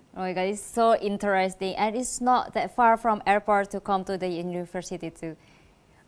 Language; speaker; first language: English; non-native, fluent; Indonesian